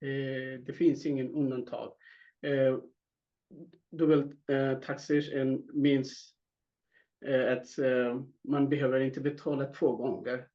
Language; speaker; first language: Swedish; non-native, fluent; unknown